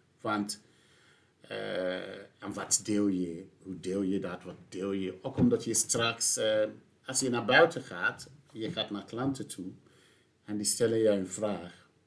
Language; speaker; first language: Dutch; non-native, fluent; English